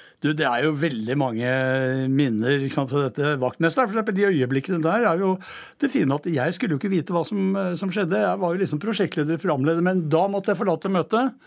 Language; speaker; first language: Norwegian; native; Norwegian